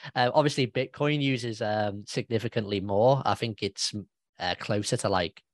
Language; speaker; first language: English; native; English